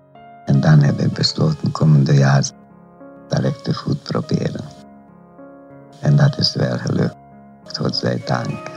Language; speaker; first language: Dutch; non-native, fluent; Hungarian